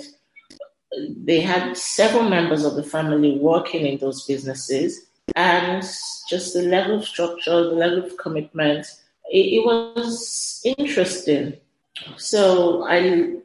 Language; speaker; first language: English; non-native, local second language; Yoruba